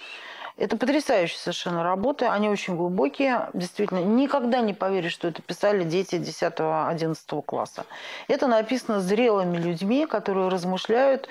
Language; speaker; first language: Russian; native; Russian